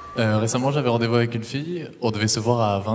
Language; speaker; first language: French; native; French